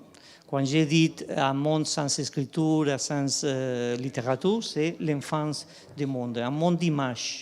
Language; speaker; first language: French; non-native, fluent; Spanish